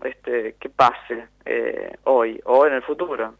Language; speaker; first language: Spanish; native; Spanish